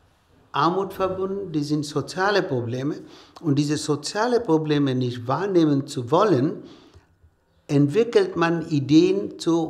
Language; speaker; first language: German; non-native, fluent; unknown